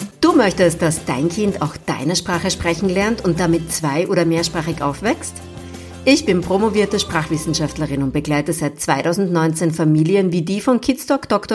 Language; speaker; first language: German; native; German